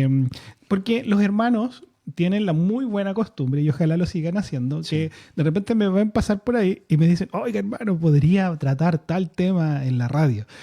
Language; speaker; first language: Spanish; native; Spanish